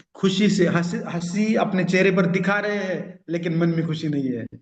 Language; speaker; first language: Hindi; non-native, local second language; Marathi